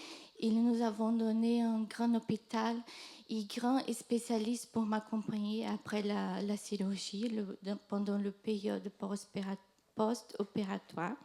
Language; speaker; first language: French; non-native, fluent; Portuguese